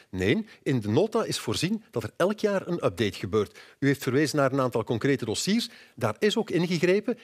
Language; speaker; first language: Dutch; native; Dutch